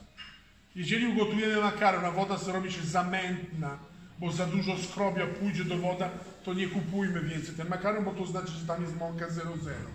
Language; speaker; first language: Polish; non-native, fluent; Italian